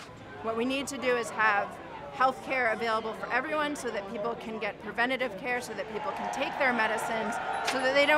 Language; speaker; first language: English; native; English